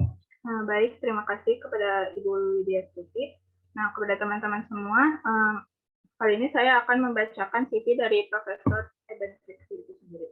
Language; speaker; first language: Indonesian; native; Indonesian